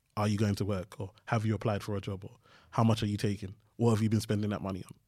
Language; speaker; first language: English; early bilingual, other home language; Yoruba